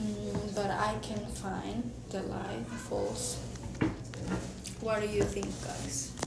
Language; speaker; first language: English; non-native, learner; Spanish